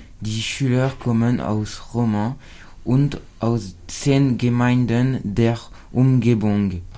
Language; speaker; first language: German; non-native, learner; French